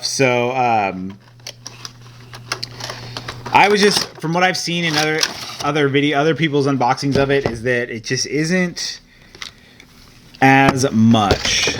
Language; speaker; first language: English; native; English